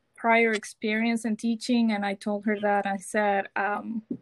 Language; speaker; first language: English; non-native, fluent; Spanish